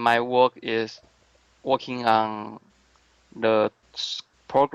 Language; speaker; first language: English; non-native, learner; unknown